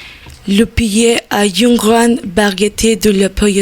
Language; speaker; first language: French; non-native, learner; Spanish